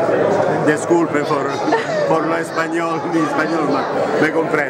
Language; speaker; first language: Spanish; non-native, learner; Italian